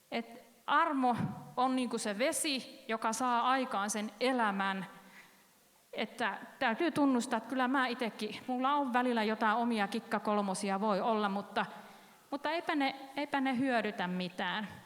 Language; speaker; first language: Finnish; native; Finnish